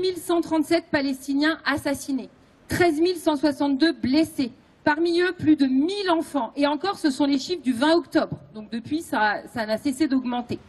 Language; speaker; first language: French; native; French